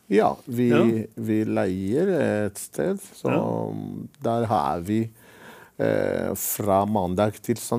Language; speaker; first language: Norwegian; non-native, fluent; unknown